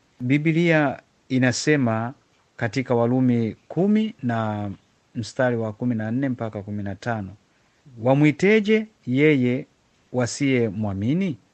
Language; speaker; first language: Swahili; non-native, local second language; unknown